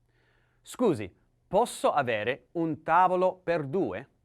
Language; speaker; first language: Italian; non-native, learner; English